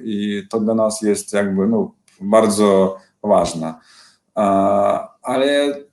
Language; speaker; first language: Polish; non-native, learner; Belarusian